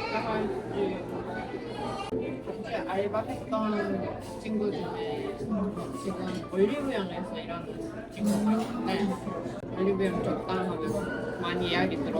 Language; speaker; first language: Korean; non-native, fluent; Japanese